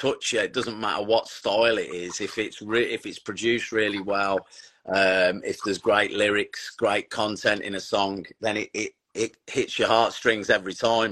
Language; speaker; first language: English; native; English